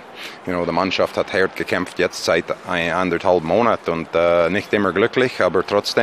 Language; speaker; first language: German; non-native, fluent; English